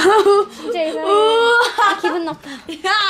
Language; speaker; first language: Korean; non-native, learner; Japanese